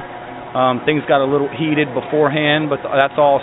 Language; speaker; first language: English; native; English